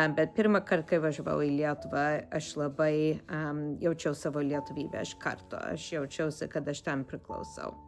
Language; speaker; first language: Lithuanian; early bilingual, heritage; Lithuanian